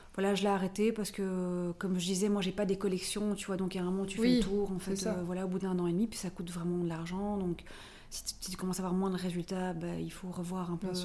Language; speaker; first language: French; native; French